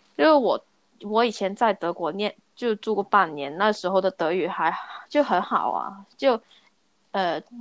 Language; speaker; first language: Chinese; non-native, local second language; Cantonese